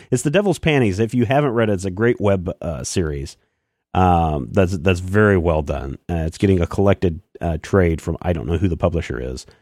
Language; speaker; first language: English; native; English